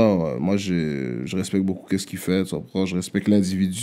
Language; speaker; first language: French; native; French